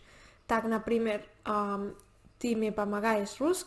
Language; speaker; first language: Russian; non-native, learner; Spanish